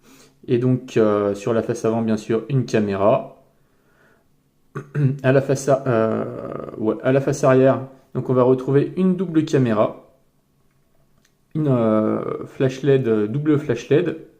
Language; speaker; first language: French; native; French